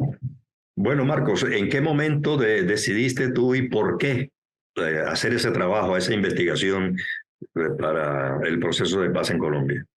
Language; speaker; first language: Spanish; native; Spanish